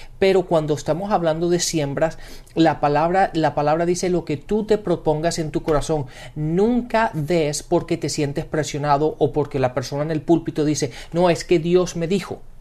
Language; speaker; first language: Spanish; early bilingual, heritage; Spanish